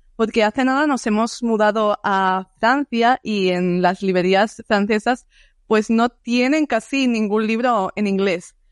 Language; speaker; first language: Spanish; non-native, fluent; Dutch